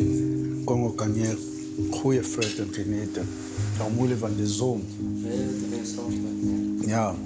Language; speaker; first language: Dutch; non-native, fluent; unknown